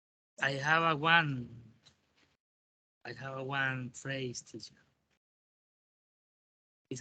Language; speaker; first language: English; non-native, learner; Spanish